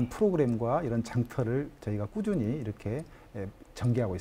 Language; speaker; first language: Korean; native; Korean